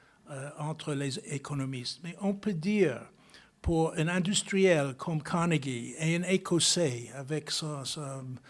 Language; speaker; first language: French; non-native, fluent; English